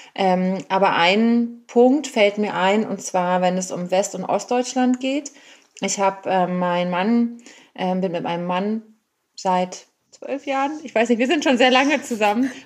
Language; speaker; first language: German; native; German